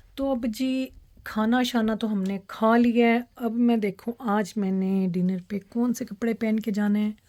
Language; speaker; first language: Urdu; non-native, local second language; Punjabi